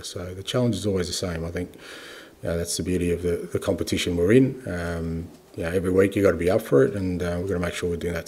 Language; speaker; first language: English; native; English